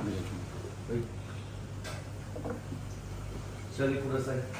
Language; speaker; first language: Japanese; non-native, fluent; Thai